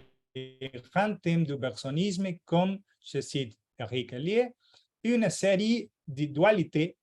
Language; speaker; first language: French; non-native, learner; Portuguese